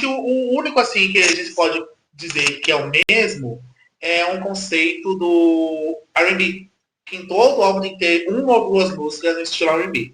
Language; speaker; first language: Portuguese; native; Portuguese